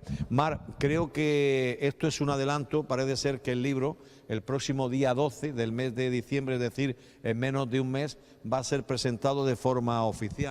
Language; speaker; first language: Spanish; native; Spanish